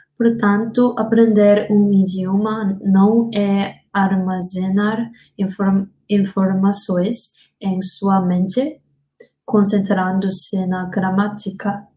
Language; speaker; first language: Portuguese; non-native, learner; Korean